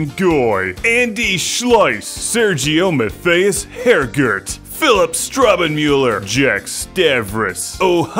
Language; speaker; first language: English; native; English